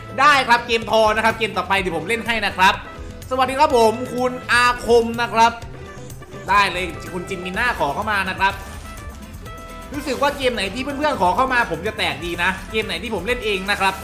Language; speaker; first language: Thai; native; Thai